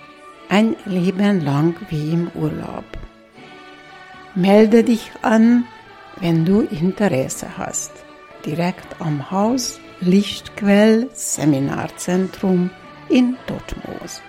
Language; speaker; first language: German; non-native, fluent; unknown